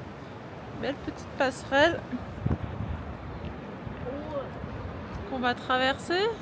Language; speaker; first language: French; native; French